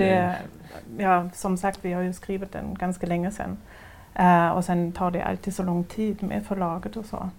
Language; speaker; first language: Swedish; non-native, fluent; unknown